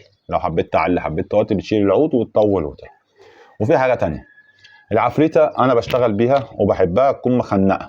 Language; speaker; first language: Arabic; native; Arabic